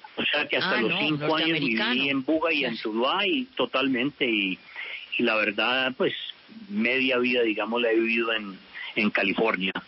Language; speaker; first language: Spanish; early bilingual, heritage; Spanish